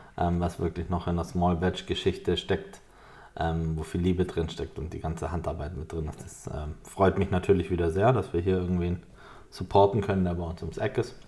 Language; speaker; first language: German; native; German